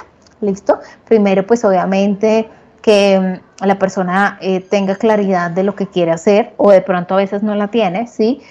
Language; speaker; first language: Spanish; native; Spanish